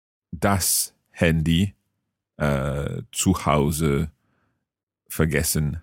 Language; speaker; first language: German; non-native, fluent; English